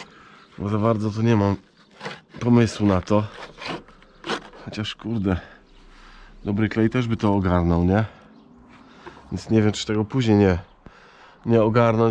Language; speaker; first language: Polish; native; Polish